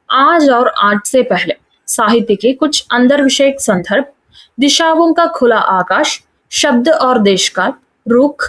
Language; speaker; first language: Hindi; non-native, local second language; Malayalam